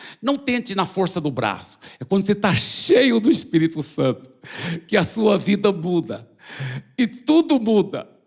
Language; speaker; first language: Portuguese; early bilingual, other home language; English